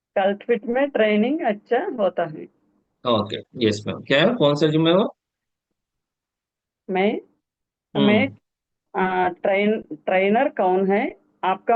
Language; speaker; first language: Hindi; non-native, learner; Telugu